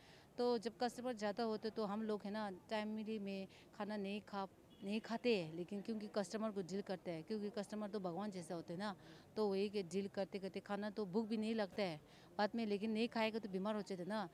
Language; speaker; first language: Hindi; non-native, local second language; Tibetan